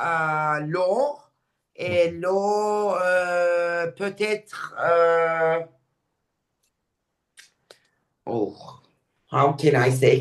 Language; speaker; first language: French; non-native, learner; Turkish